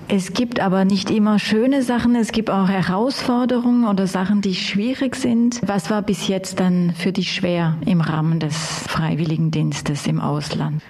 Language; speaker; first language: German; native; German